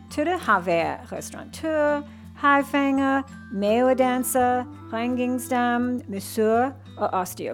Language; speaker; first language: Danish; non-native, learner; English